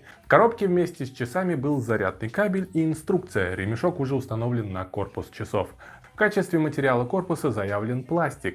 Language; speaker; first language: Russian; native; Russian